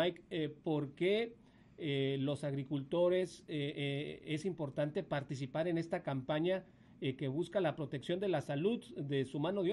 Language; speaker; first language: Spanish; native; Spanish